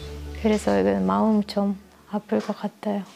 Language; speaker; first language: Korean; non-native, learner; Russian